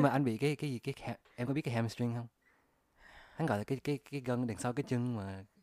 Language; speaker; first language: Vietnamese; early bilingual, other home language; English